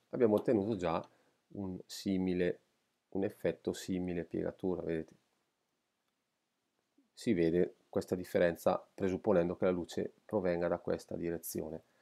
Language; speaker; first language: Italian; native; Italian